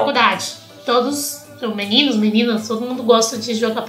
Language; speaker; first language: Portuguese; non-native, fluent; Chinese